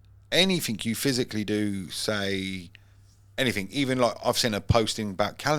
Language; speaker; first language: English; native; English